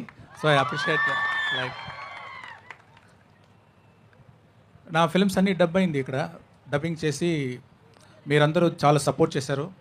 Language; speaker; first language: Telugu; non-native, learner; Tamil